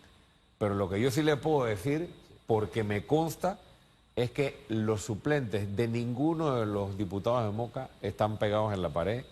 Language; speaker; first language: Spanish; native; Spanish